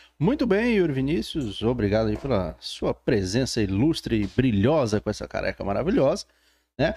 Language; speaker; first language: Portuguese; native; Portuguese